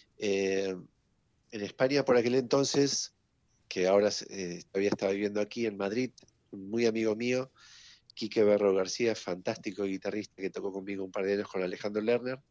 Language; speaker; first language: Spanish; native; Spanish